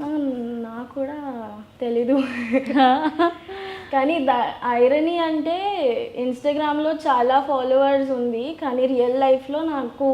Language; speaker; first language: Telugu; non-native, local second language; Gujarati